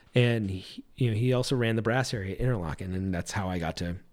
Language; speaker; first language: English; native; English